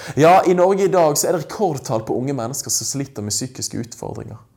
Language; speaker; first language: Norwegian; native; Norwegian